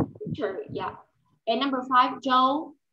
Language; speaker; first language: English; non-native, fluent; Vietnamese